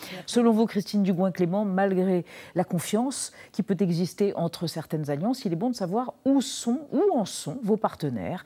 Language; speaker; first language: French; native; French